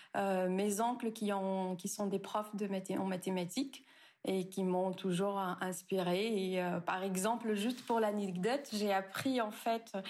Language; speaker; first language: French; non-native, local second language; Arabic